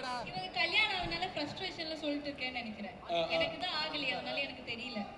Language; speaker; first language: Tamil; non-native, fluent; Malayalam